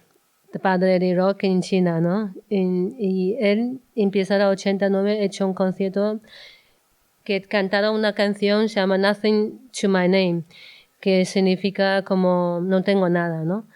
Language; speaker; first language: Spanish; non-native, learner; Chinese